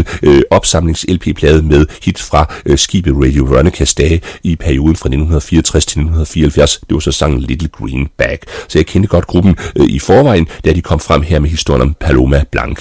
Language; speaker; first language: Danish; native; Danish